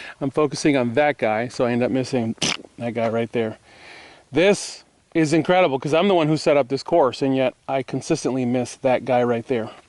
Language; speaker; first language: English; native; English